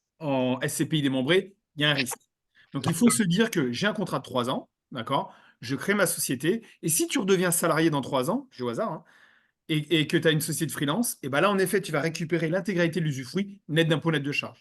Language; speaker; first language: French; native; French